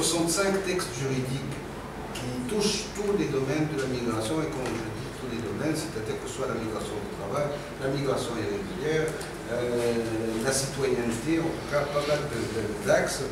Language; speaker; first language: French; non-native, local second language; Arabic